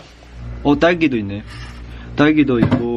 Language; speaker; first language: Korean; non-native, fluent; Chinese